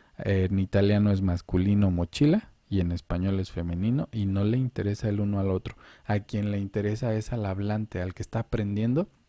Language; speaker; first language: Spanish; native; Spanish